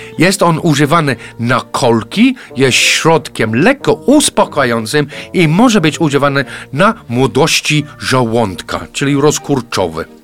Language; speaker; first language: Polish; non-native, fluent; English